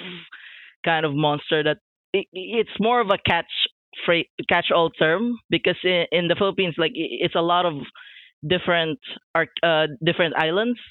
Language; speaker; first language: English; non-native, local second language; Filipino